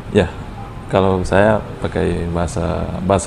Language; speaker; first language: Indonesian; non-native, fluent; Fijian